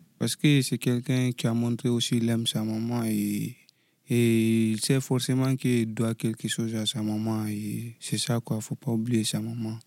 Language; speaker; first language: French; non-native, local second language; Fula